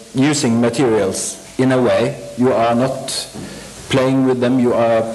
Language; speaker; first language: English; non-native, fluent; Norwegian